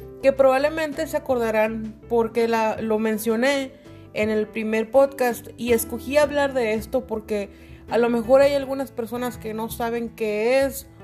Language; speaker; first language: Spanish; native; Spanish